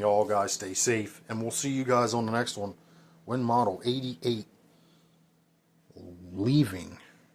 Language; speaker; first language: English; native; English